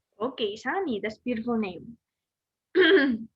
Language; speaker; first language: English; non-native, learner; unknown